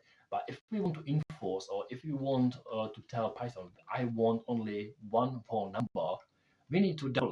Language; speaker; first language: English; non-native, fluent; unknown